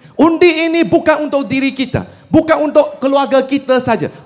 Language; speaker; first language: Malay; non-native, local second language; Chinese